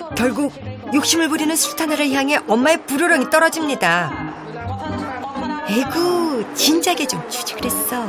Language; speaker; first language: Korean; native; Korean